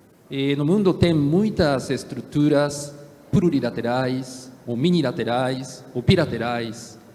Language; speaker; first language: Portuguese; non-native, fluent; Japanese